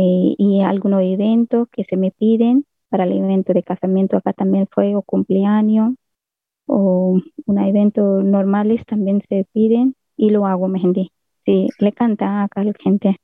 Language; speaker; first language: Spanish; non-native, learner; Hindi